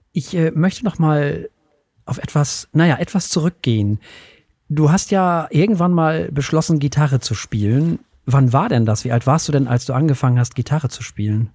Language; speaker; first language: German; native; German